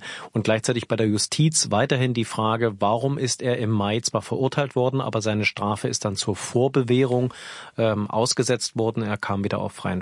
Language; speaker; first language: German; native; German